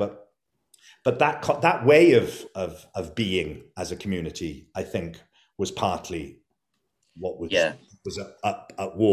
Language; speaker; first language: English; native; English